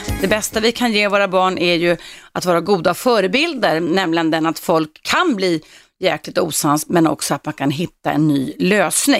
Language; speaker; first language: Swedish; native; Swedish